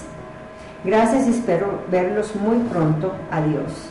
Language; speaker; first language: Spanish; early bilingual, heritage; Spanish